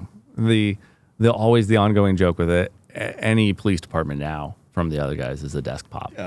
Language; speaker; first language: English; native; English